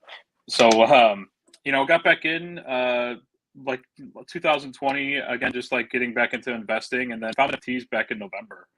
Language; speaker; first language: English; native; English